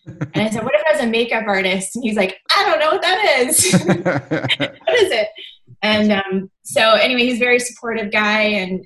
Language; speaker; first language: English; native; English